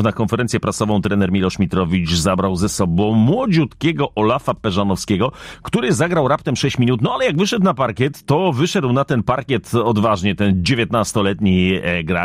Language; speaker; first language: Polish; native; Polish